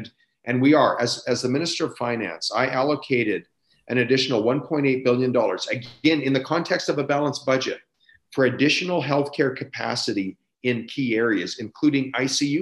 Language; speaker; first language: English; native; English